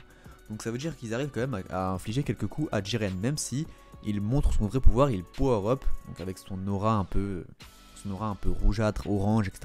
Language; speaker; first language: French; native; French